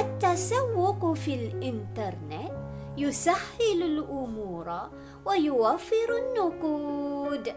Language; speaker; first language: Arabic; non-native, fluent; Malay